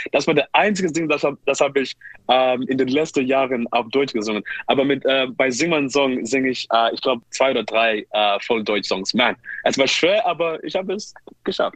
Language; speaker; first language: German; non-native, learner; English